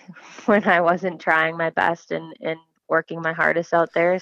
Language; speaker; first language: English; native; English